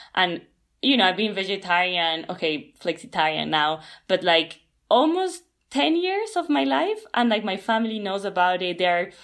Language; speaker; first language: English; non-native, fluent; Spanish